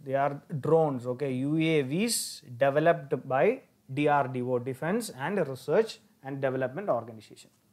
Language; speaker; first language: English; non-native, local second language; Tamil